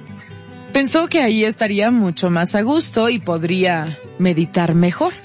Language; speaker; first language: Spanish; native; Spanish